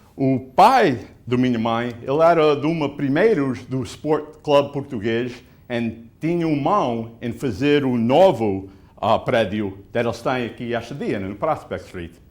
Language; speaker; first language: Portuguese; early bilingual, heritage; Portuguese